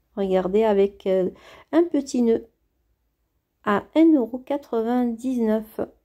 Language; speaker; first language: French; native; French